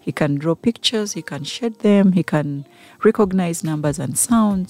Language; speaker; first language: English; non-native, local second language; Ganda